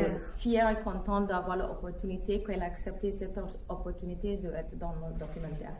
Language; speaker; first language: French; non-native, fluent; English